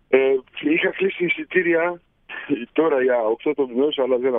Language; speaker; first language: Greek; early bilingual, heritage; Greek